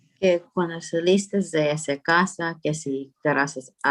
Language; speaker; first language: Spanish; early bilingual, heritage; Spanish